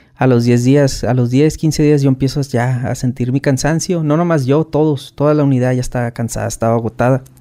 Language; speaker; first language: Spanish; native; Spanish